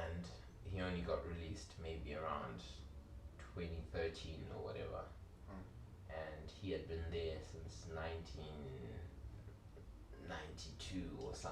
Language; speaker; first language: English; early bilingual, other home language; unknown